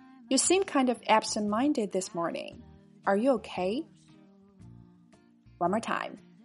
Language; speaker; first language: English; non-native, fluent; Chinese